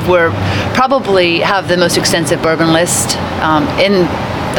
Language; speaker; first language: English; native; English